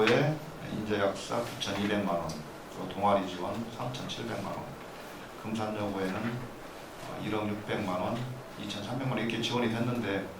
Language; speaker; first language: Korean; native; Korean